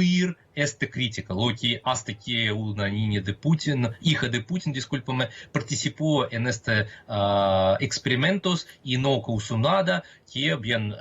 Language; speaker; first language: Spanish; non-native, fluent; Russian